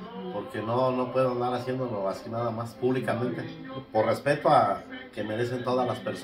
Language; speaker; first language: Spanish; native; Spanish